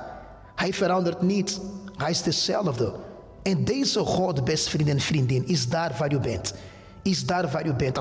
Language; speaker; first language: Dutch; non-native, fluent; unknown